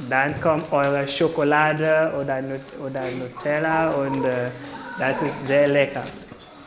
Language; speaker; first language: German; non-native, learner; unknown